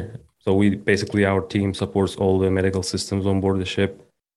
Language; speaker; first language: English; non-native, fluent; Kazakh